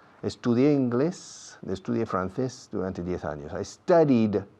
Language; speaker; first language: Spanish; non-native, fluent; English